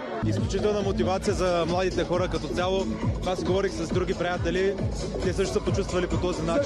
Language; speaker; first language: Bulgarian; native; Bulgarian